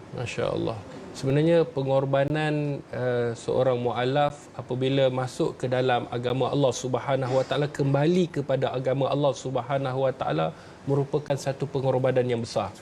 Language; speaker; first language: Malay; native; Malay